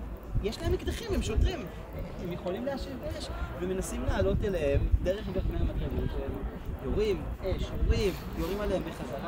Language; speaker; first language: Hebrew; native; Hebrew